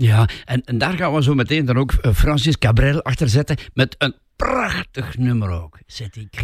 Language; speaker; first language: Dutch; native; Dutch